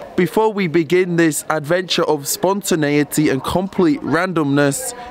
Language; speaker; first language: English; native; English